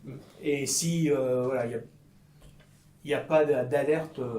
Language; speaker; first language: French; native; French